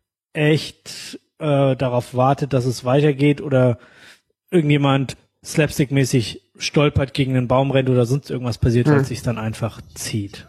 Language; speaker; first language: German; native; German